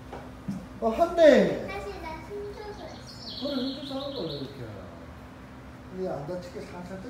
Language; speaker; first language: Korean; native; Korean